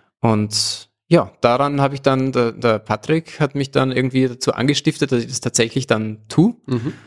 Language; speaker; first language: German; native; German